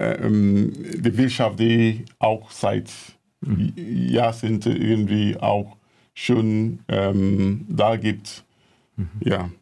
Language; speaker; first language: German; non-native, fluent; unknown